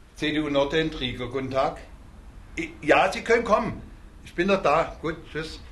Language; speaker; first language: German; native; German